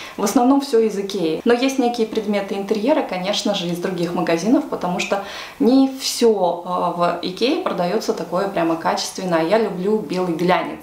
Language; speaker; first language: Russian; native; Russian